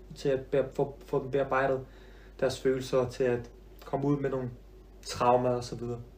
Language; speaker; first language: Danish; early bilingual, other home language; Arabic